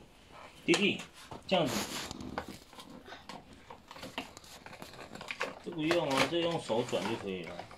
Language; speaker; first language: Chinese; native; Chinese